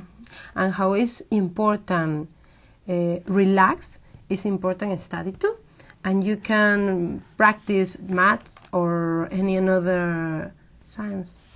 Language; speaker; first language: English; non-native, learner; Spanish